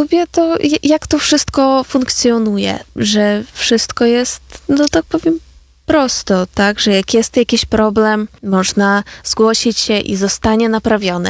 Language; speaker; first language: Polish; non-native, fluent; Ukrainian